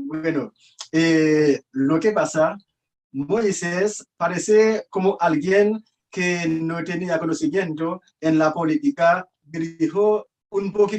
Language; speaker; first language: Spanish; non-native, learner; Haitian Creole